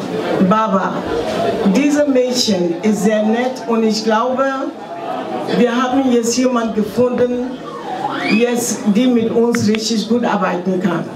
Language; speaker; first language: German; non-native, fluent; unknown